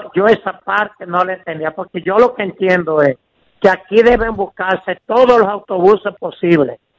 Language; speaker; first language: Spanish; native; Spanish